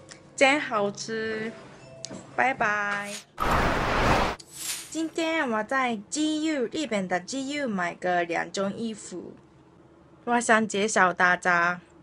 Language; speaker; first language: Chinese; non-native, learner; Japanese